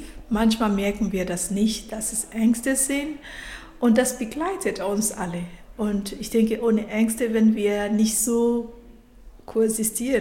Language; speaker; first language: German; non-native, fluent; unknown